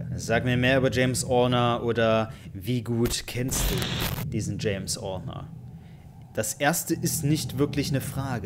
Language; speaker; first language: German; native; German